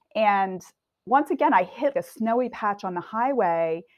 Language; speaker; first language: English; native; English